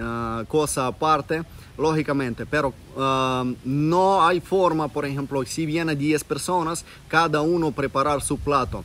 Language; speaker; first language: Spanish; non-native, fluent; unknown